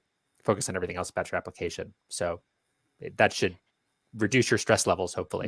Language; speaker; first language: English; native; English